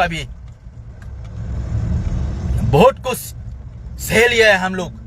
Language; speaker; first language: Hindi; non-native, local second language; Kok Borok